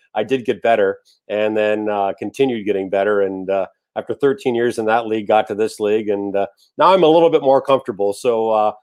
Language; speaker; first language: English; native; English